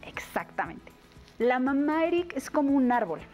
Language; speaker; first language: Spanish; native; Spanish